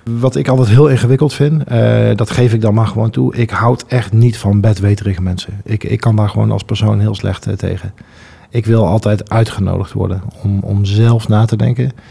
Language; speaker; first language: Dutch; native; Dutch